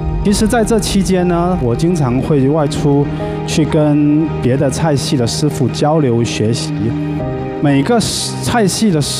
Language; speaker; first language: Chinese; native; Chinese